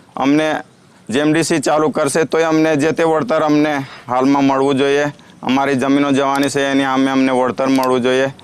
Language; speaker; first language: Gujarati; non-native, local second language; Bhili